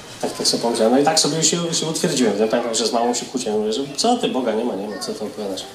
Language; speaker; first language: Polish; native; Polish